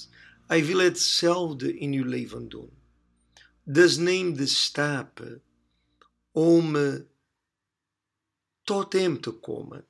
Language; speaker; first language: Dutch; non-native, learner; Portuguese